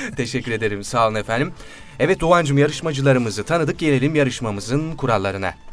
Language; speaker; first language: Turkish; native; Turkish